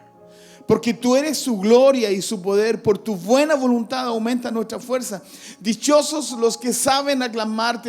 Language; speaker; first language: Spanish; native; Spanish